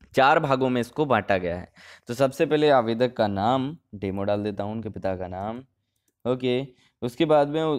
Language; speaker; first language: Hindi; native; Hindi